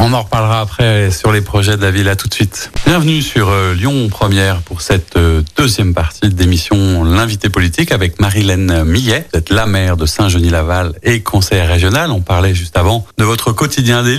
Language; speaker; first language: French; native; French